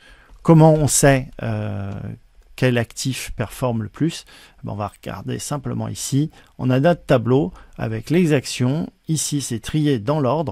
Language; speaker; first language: French; native; French